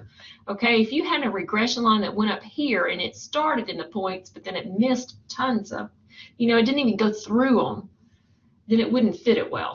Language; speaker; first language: English; native; English